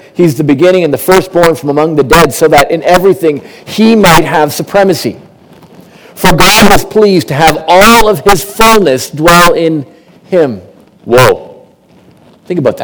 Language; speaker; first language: English; native; English